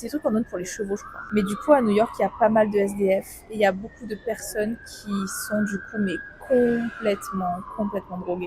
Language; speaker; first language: French; native; French